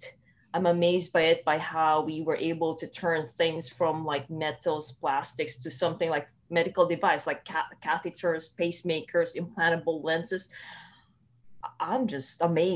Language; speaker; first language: English; non-native, local second language; Filipino